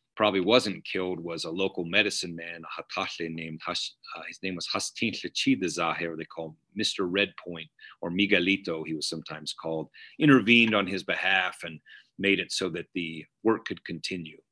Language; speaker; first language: English; native; English